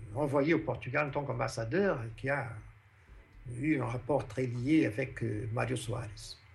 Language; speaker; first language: French; non-native, fluent; Portuguese